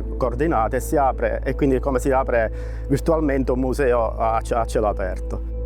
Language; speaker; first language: Italian; native; Italian